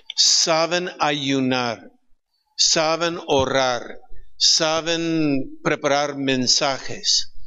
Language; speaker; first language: Spanish; non-native, fluent; English